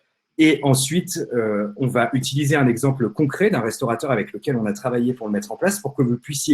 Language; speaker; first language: French; native; French